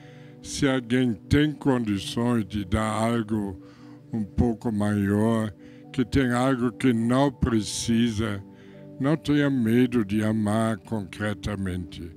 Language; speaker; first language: Portuguese; non-native, fluent; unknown